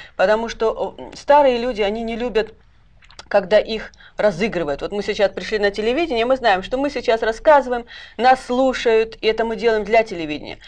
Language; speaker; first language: Russian; native; Russian